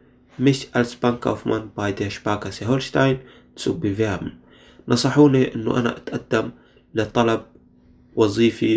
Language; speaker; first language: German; non-native, fluent; Arabic